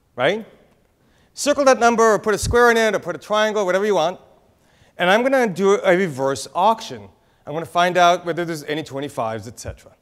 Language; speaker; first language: English; native; English